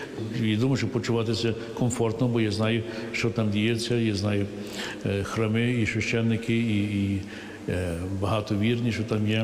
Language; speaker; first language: Ukrainian; early bilingual, heritage; English